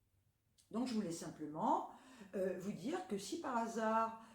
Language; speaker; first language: French; native; French